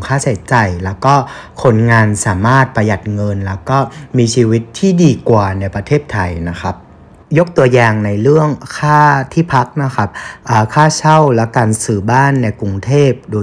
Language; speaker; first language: Thai; non-native, fluent; Vietnamese